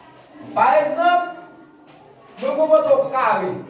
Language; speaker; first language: French; non-native, local second language; Haitian Creole